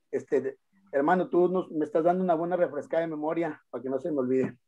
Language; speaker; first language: Spanish; native; Spanish